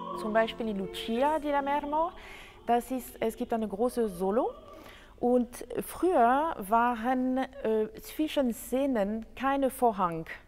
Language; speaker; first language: German; non-native, fluent; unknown